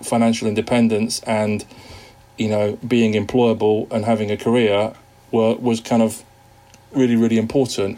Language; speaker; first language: English; native; English